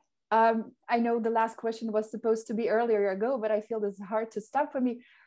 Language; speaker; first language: English; non-native, fluent; Lithuanian